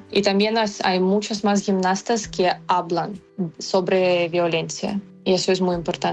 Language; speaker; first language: Spanish; non-native, fluent; Ukrainian